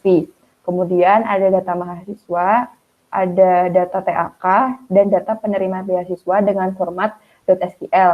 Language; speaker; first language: Indonesian; native; Indonesian